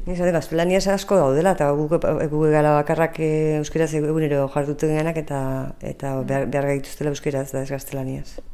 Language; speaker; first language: Basque; native; Basque